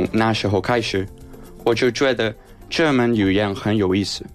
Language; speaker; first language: Chinese; non-native, learner; Spanish